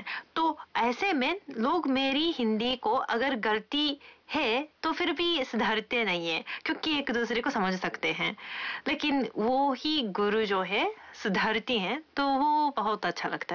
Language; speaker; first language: Hindi; non-native, fluent; Japanese